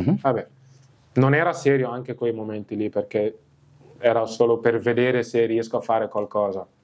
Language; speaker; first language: Italian; non-native, fluent; Wolof